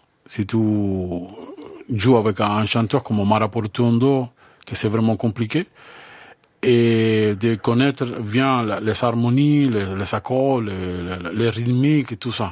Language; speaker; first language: French; non-native, learner; Spanish